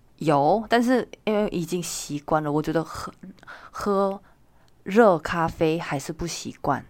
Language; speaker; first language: Chinese; non-native, fluent; Korean